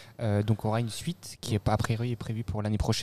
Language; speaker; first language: French; native; French